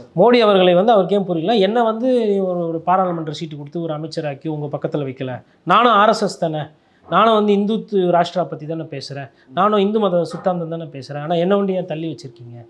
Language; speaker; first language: Tamil; native; Tamil